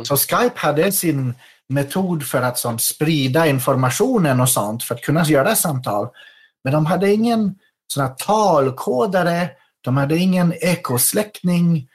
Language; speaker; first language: Swedish; non-native, fluent; French